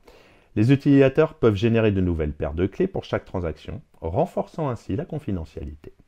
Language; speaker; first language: French; native; French